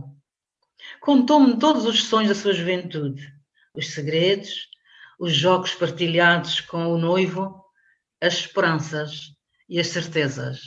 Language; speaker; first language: Portuguese; non-native, local second language; Kabuverdianu